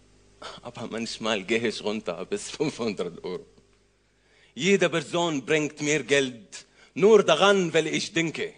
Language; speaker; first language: German; non-native, learner; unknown